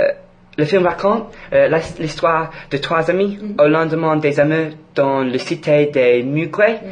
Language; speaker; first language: French; non-native, fluent; English